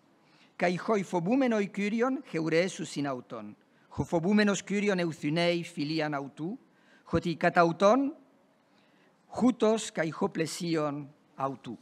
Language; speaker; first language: Greek; non-native, fluent; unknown